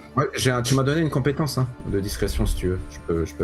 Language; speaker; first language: French; native; French